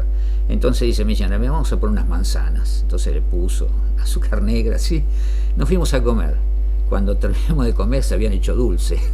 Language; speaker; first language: Spanish; native; Spanish